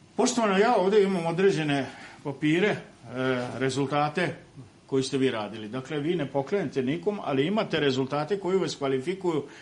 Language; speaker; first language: Bosnian; non-native, local second language; Romany